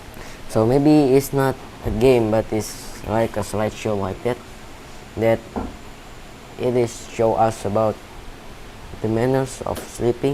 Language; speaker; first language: English; non-native, learner; Indonesian